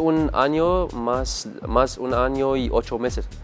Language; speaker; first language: Spanish; non-native, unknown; Arabic